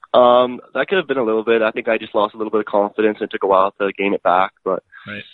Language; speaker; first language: English; native; English